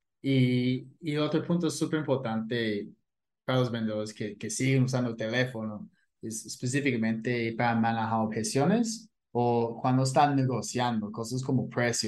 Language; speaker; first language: Spanish; non-native, fluent; English